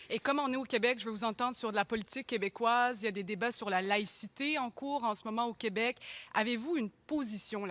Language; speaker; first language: French; native; French